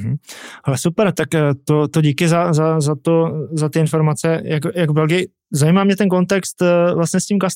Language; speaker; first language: Czech; native; Czech